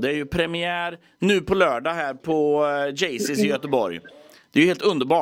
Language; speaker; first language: Swedish; native; Swedish